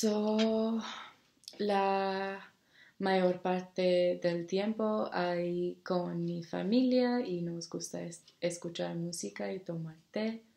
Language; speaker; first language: Spanish; non-native, learner; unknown